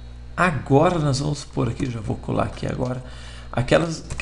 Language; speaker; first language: Portuguese; native; Portuguese